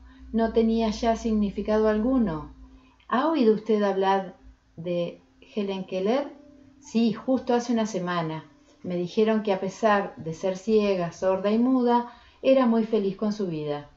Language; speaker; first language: Spanish; native; Spanish